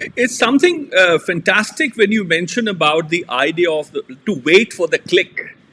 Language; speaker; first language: English; non-native, local second language; Punjabi